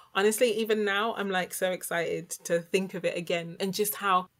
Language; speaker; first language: English; native; English